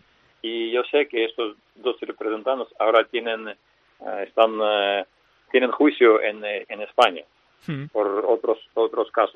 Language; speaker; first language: Spanish; non-native, fluent; Russian